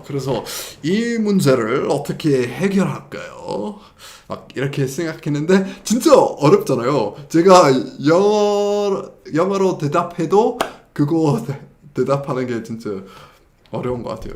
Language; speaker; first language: Korean; non-native, fluent; English